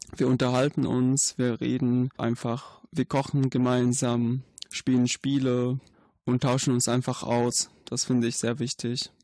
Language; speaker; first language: German; non-native, fluent; Arabic